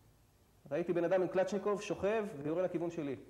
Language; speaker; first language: Hebrew; native; Hebrew